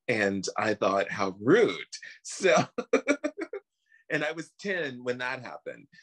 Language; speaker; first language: English; native; English